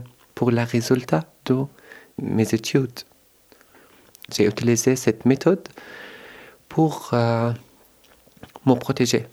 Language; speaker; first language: French; non-native, learner; Arabic